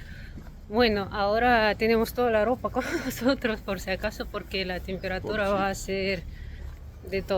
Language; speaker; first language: Spanish; non-native, fluent; Russian